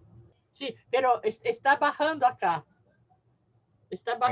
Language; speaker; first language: Spanish; non-native, learner; Portuguese